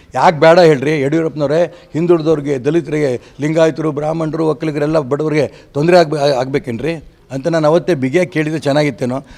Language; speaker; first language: Kannada; native; Kannada